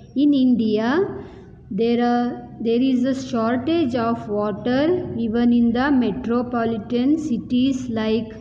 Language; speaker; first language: English; non-native, local second language; Kannada